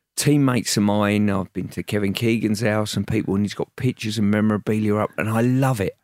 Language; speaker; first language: English; native; English